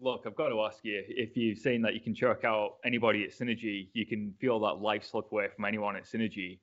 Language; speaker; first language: English; native; English